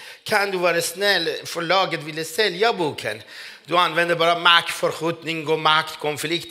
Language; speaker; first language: Swedish; non-native, fluent; Persian